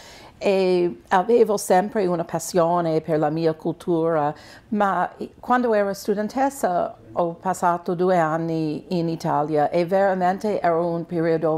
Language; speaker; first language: Italian; non-native, fluent; English